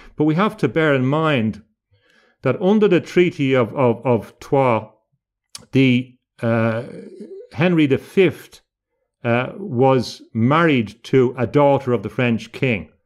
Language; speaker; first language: English; native; English